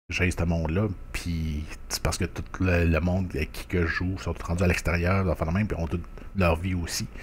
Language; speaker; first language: French; native; French